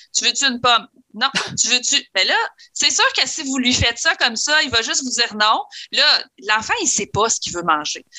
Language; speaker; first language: French; native; French